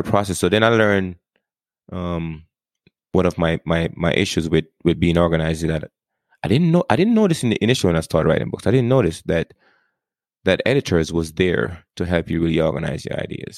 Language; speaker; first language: English; non-native, local second language; Jamaican Creole English